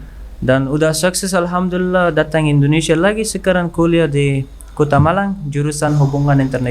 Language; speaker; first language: Indonesian; non-native, learner; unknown